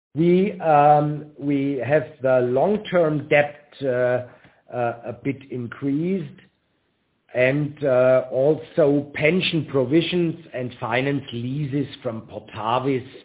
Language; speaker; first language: English; non-native, fluent; German